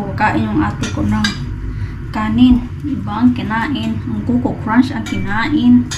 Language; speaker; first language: Filipino; non-native, local second language; Cebuano